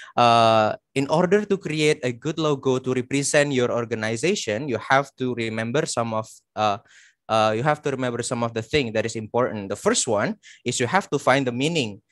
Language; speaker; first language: English; non-native, fluent; Indonesian